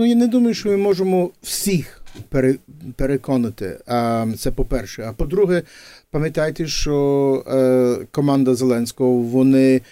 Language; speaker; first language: Ukrainian; early bilingual, heritage; English